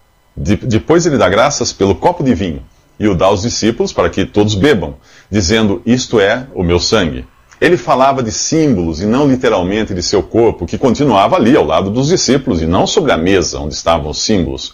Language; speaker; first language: Portuguese; native; Portuguese